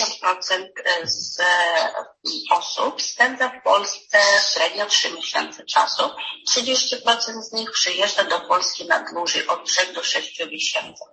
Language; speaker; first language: Polish; non-native, fluent; Ukrainian